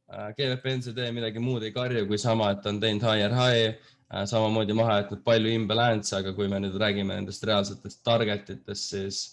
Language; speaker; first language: Estonian; native; Estonian